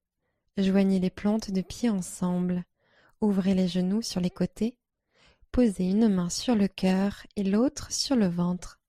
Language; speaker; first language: French; native; French